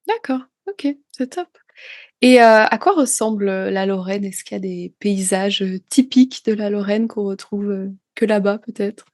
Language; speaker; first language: French; native; French